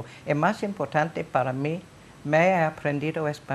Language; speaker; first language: Spanish; non-native, learner; English